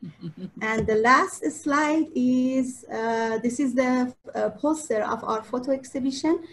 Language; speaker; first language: English; non-native, fluent; Persian